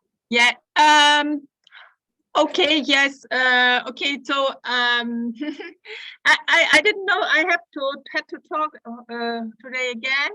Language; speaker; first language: English; non-native, fluent; German